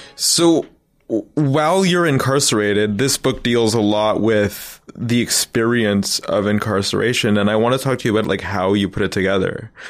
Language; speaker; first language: English; native; English